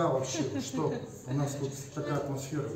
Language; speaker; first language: Russian; native; Russian